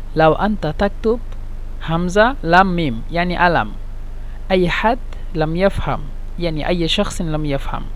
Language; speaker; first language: Egyptian Arabic; non-native, learner; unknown